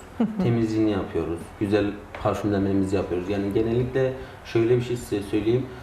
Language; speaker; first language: Turkish; native; Turkish